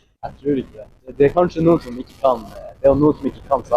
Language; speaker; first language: Norwegian; native; Norwegian